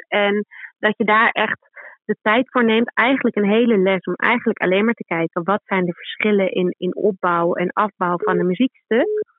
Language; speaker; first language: Dutch; native; Dutch